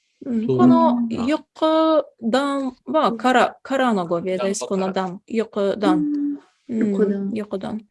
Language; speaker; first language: Japanese; non-native, fluent; Tatar